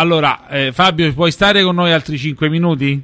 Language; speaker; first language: Italian; native; Italian